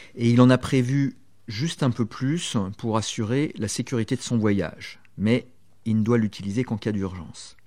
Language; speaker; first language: English; non-native, fluent; Romanian